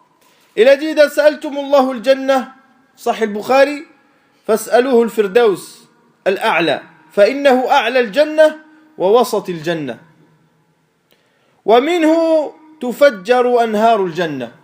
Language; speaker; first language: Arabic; non-native, fluent; French